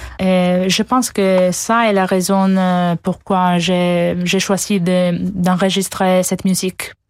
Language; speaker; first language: French; non-native, fluent; Italian